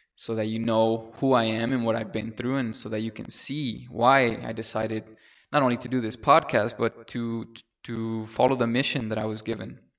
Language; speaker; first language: English; early bilingual, other home language; Spanish